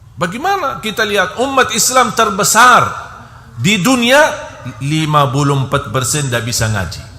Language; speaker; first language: Indonesian; non-native, fluent; Arabic